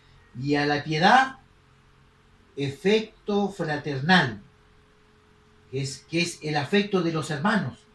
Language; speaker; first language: Spanish; native; Spanish